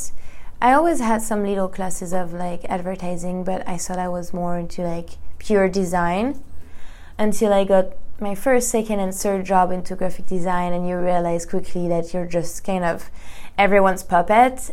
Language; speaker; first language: English; non-native, fluent; French